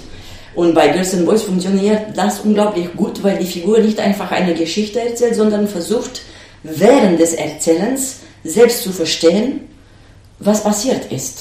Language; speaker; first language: German; non-native, fluent; Romanian